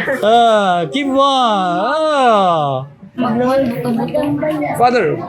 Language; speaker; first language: English; non-native, learner; Korean